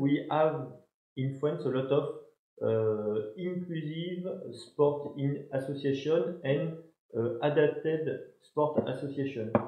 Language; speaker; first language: English; non-native, learner; French